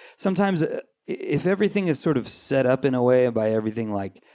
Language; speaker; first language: English; native; English